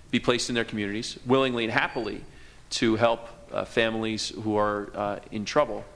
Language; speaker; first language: English; native; English